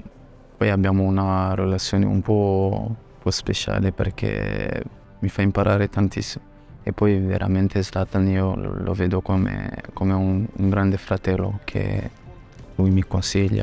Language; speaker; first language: Italian; non-native, fluent; French